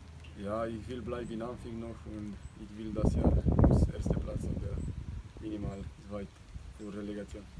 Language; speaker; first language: German; non-native, learner; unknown